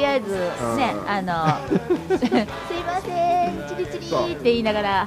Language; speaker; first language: Japanese; native; Japanese